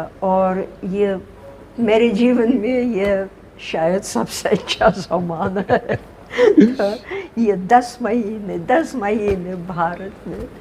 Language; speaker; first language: Hindi; non-native, fluent; Russian